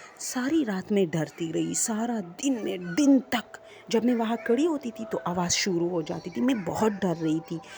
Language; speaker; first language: Urdu; non-native, local second language; Punjabi